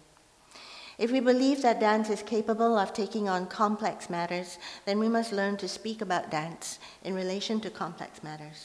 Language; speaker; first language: English; non-native, local second language; Min Nan Chinese